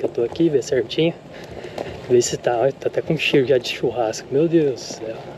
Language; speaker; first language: Portuguese; native; Portuguese